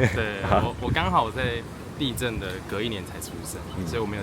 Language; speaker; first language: Chinese; native; Chinese